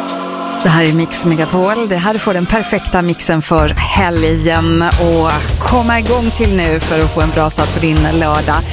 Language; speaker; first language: Swedish; native; Swedish